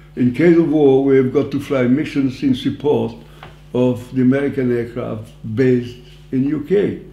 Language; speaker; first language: English; non-native, fluent; French